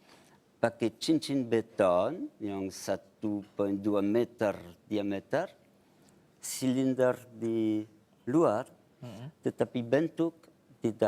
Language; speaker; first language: Indonesian; non-native, fluent; French